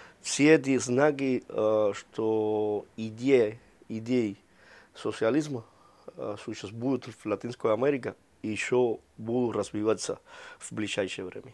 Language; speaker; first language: Russian; non-native, fluent; Spanish